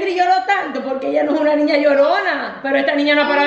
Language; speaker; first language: Spanish; native; Spanish